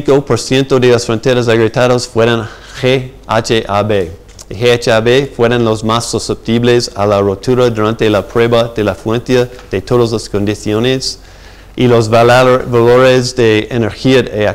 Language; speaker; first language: Spanish; non-native, fluent; English